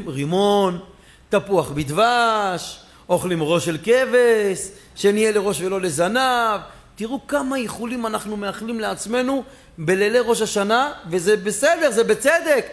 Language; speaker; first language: Hebrew; native; Hebrew